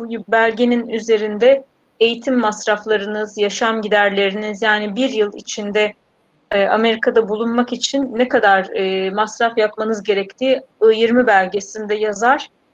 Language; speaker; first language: Turkish; native; Turkish